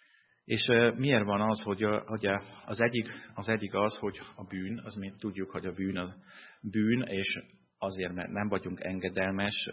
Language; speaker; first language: Hungarian; non-native, fluent; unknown